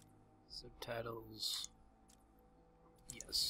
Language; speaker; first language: English; native; English